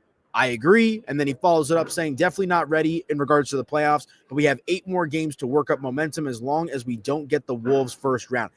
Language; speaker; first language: English; native; English